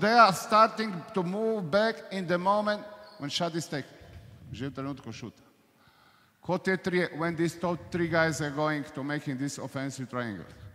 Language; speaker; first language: English; non-native, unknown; Slovenian